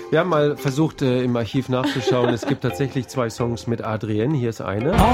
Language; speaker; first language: German; native; German